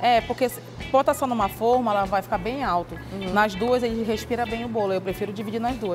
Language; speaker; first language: Portuguese; native; Portuguese